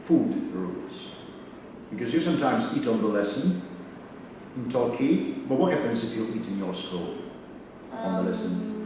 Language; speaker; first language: English; non-native, fluent; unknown